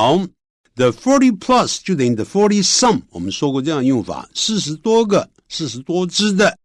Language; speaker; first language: Chinese; native; Chinese